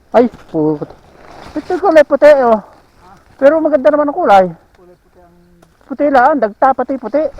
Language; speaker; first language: Filipino; native; Filipino